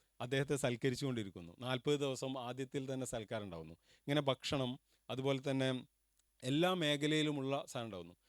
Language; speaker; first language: Malayalam; native; Malayalam